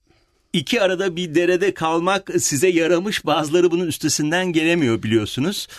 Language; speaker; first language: Turkish; native; Turkish